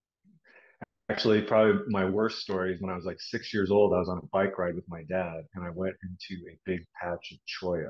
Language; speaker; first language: English; native; English